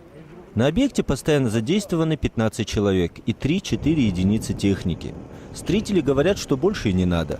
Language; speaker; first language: Russian; native; Russian